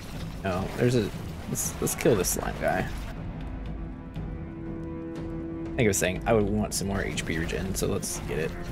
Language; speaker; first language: English; native; English